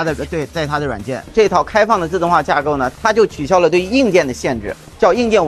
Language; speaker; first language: Chinese; native; Chinese